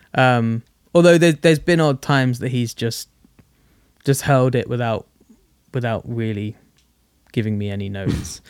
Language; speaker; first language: English; native; English